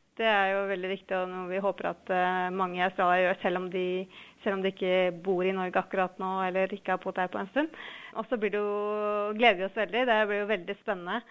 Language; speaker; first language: Norwegian; native; Norwegian